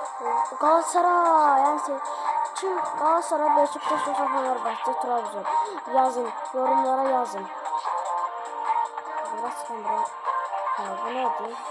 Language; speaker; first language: Turkish; non-native, learner; Azerbaijani